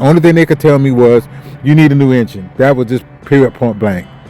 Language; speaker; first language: English; native; English